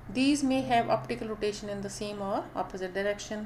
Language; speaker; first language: English; non-native, local second language; Punjabi